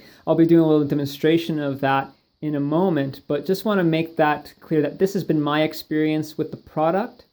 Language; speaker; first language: English; native; English